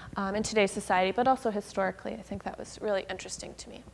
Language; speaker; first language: English; native; English